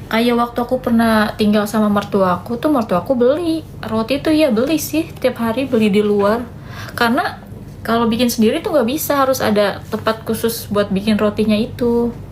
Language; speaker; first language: Indonesian; native; Indonesian